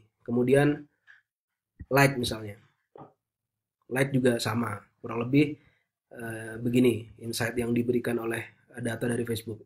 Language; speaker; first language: Indonesian; native; Indonesian